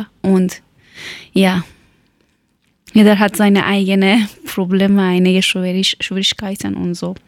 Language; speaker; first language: German; non-native, learner; Persian